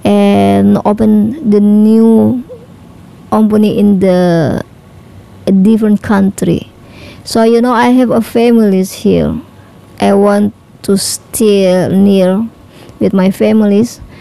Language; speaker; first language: English; non-native, learner; Indonesian